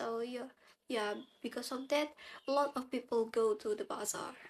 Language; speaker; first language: English; non-native, learner; Indonesian